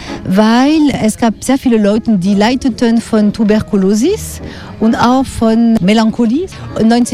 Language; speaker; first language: German; non-native, fluent; French